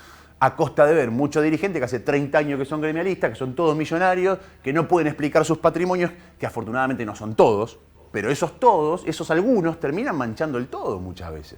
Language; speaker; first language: Spanish; native; Spanish